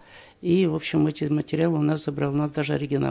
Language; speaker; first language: Russian; native; Russian